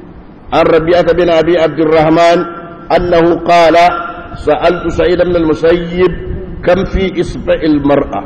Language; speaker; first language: Arabic; non-native, fluent; Hausa